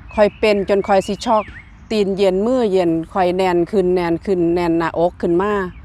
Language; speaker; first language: Thai; native; Thai